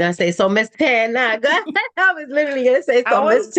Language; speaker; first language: English; native; English